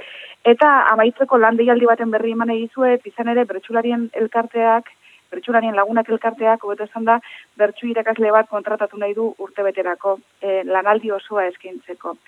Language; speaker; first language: Basque; native; Basque